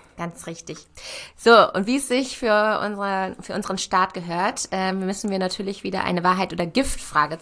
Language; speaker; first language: German; native; German